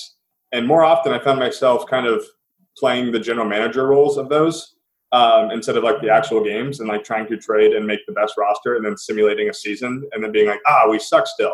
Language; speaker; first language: English; native; English